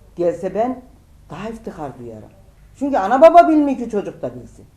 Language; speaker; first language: Turkish; native; Turkish